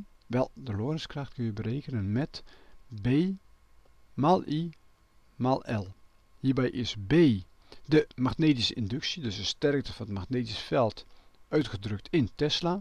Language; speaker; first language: Dutch; native; Dutch